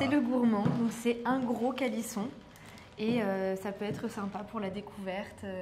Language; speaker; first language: French; native; French